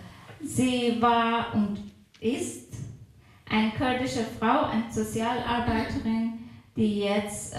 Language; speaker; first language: German; non-native, fluent; Persian